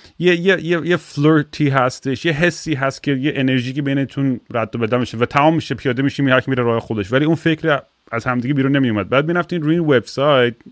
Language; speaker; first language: Persian; early bilingual, heritage; Persian